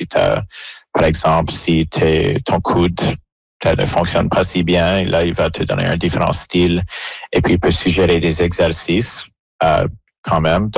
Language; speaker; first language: French; native; French